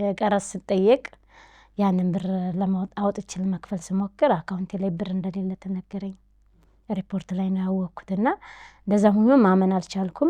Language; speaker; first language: Amharic; native; Amharic